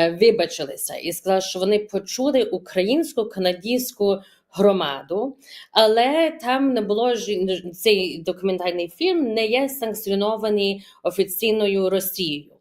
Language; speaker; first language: Ukrainian; early bilingual, heritage; Ukrainian